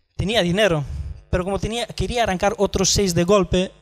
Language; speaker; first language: Spanish; non-native, fluent; Romanian